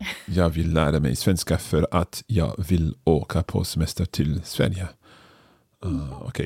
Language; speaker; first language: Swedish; non-native, learner; English